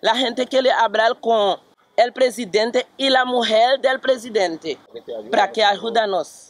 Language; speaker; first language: Spanish; non-native, learner; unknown